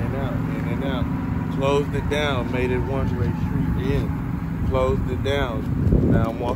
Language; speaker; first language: English; native; English